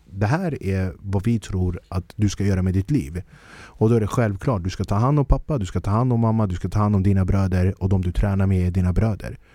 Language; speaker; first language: Swedish; early bilingual, other home language; Kurdish